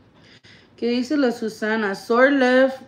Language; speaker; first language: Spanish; early bilingual, heritage; Spanish